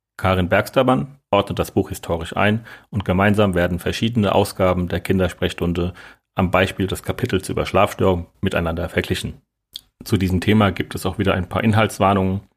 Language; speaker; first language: German; native; German